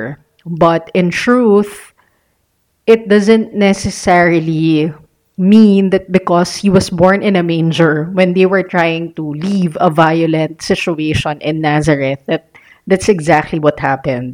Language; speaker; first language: English; non-native, local second language; Filipino